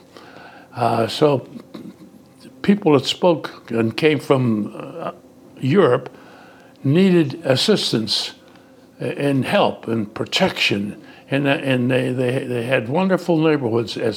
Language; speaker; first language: English; early bilingual, other home language; Italian